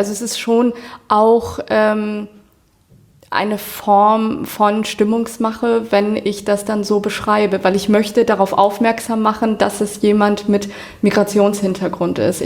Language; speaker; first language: German; native; German